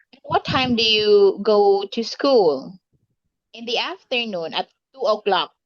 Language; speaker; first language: English; non-native, local second language; Filipino